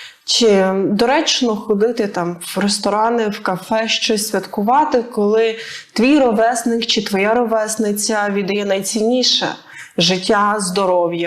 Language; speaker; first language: Ukrainian; native; Ukrainian